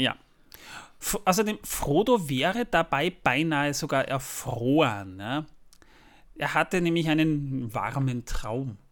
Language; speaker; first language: German; native; German